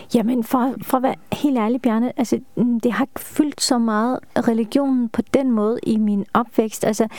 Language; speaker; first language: Danish; early bilingual, other home language; Turkish